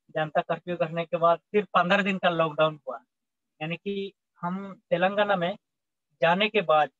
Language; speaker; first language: Hindi; native; Hindi